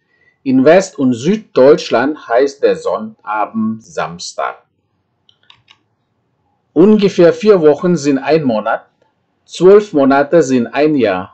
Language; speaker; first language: German; non-native, fluent; Indonesian